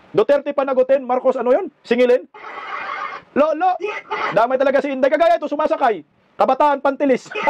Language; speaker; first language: Filipino; non-native, local second language; Cebuano